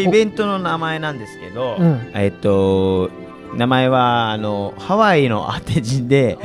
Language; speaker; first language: Japanese; native; Japanese